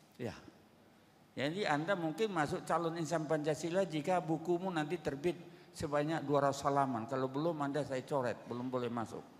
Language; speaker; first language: Indonesian; non-native, local second language; Batak Toba